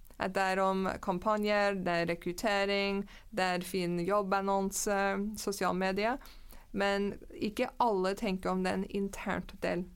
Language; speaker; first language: Norwegian; non-native, fluent; English